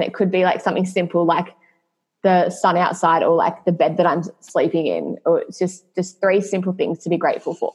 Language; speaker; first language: English; native; English